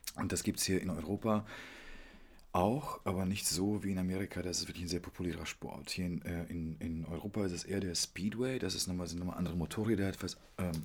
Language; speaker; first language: German; early bilingual, other home language; Polish